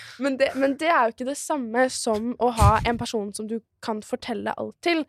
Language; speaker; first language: Norwegian; native; Norwegian